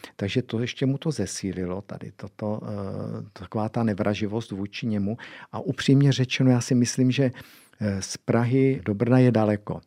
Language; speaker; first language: Czech; native; Czech